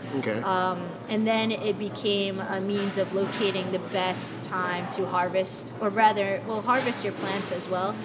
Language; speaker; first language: English; native; English